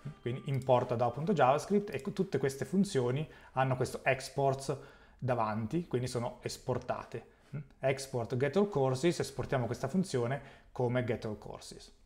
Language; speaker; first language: Italian; native; Italian